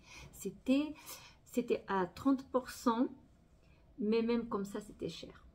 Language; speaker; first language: French; non-native, fluent; Portuguese